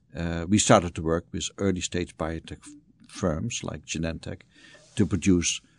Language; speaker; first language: English; non-native, fluent; Dutch